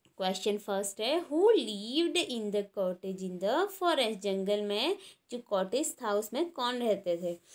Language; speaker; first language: Hindi; native; Hindi